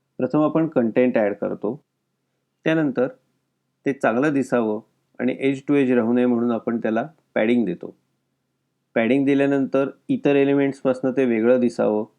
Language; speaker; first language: Marathi; native; Marathi